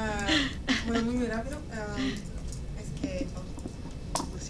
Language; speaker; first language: Spanish; non-native, fluent; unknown